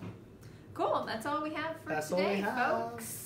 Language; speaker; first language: English; native; English